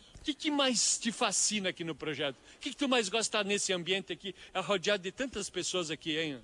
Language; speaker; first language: Portuguese; native; Portuguese